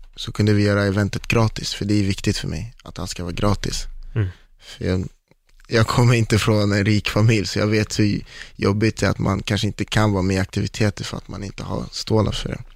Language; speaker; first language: Swedish; early bilingual, other home language; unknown